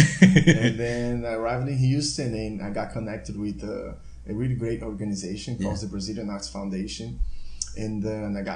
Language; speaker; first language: English; non-native, fluent; Portuguese